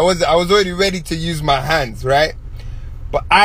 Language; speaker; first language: English; native; English